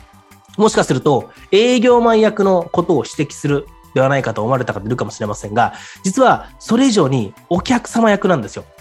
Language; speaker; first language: Japanese; native; Japanese